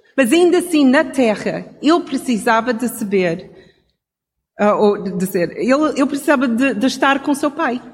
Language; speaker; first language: Portuguese; non-native, fluent; English